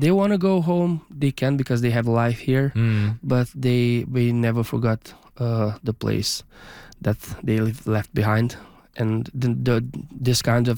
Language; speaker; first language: English; non-native, fluent; Romanian